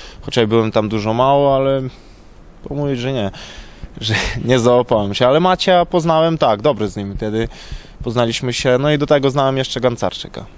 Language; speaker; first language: Polish; non-native, learner; Ukrainian